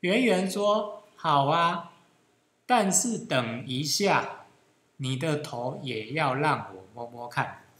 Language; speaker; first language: Chinese; native; Chinese